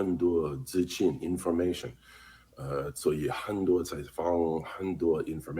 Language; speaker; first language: Chinese; non-native, learner; English